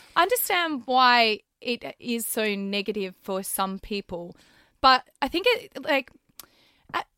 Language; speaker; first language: English; native; English